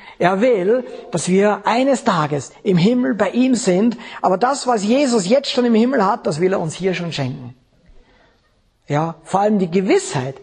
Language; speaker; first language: German; native; German